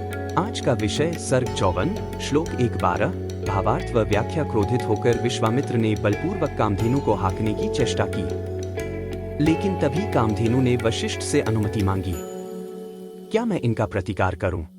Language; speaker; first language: Hindi; native; Hindi